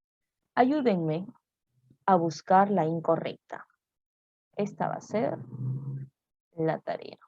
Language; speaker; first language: Spanish; native; Spanish